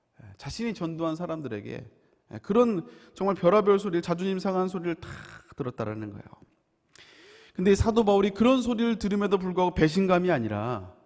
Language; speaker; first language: Korean; native; Korean